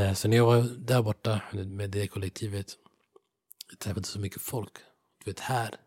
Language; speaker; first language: Swedish; non-native, fluent; English